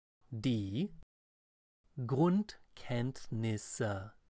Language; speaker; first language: German; non-native, fluent; English